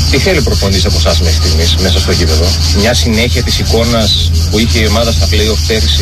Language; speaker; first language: Greek; native; Greek